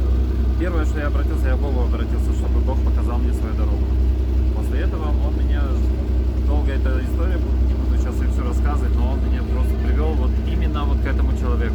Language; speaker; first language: Russian; native; Russian